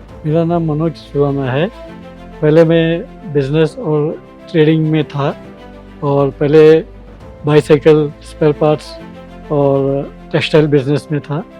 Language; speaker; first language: Hindi; non-native, local second language; Marathi